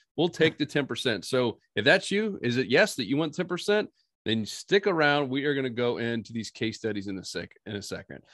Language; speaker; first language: English; native; English